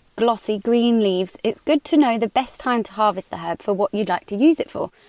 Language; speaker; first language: English; native; English